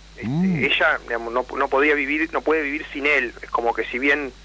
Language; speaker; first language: Spanish; native; Spanish